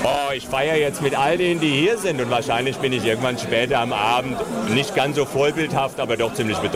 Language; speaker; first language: German; native; German